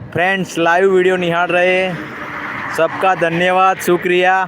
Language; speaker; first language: Hindi; non-native, local second language; Gujarati